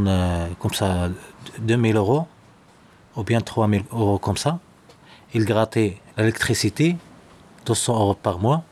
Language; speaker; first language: French; non-native, learner; Arabic